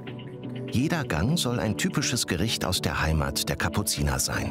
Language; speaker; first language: German; native; German